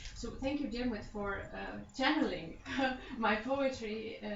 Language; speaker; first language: English; non-native, fluent; Romanian